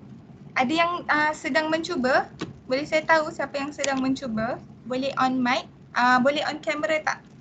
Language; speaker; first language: Malay; native; Malay